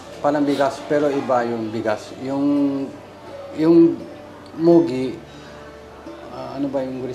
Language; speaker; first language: Filipino; non-native, learner; Japanese